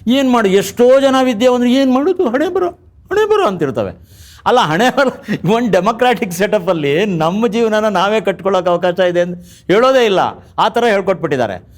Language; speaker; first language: Kannada; native; Kannada